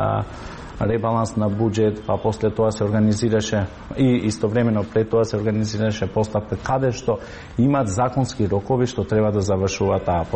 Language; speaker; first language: Macedonian; non-native, local second language; Albanian